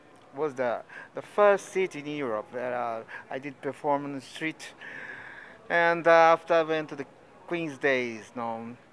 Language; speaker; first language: English; non-native, fluent; Portuguese